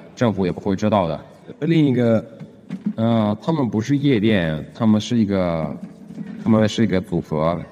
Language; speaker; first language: Chinese; non-native, fluent; Russian